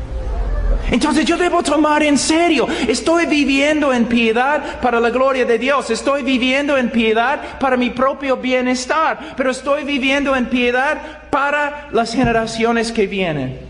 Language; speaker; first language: Spanish; non-native, fluent; English